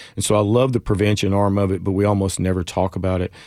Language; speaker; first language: English; native; English